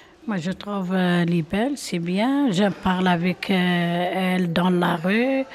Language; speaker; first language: French; non-native, learner; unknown